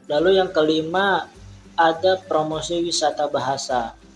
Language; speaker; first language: Indonesian; native; Indonesian